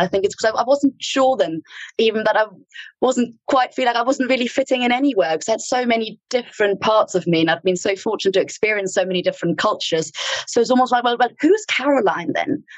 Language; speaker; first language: English; non-native, fluent; German